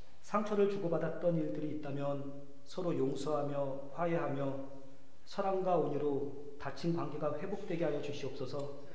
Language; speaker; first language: Korean; native; Korean